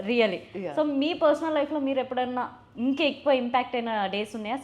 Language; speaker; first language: Telugu; native; Telugu